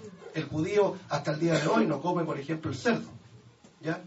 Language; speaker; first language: Spanish; native; Spanish